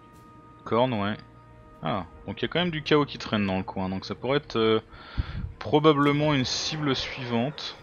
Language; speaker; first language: French; native; French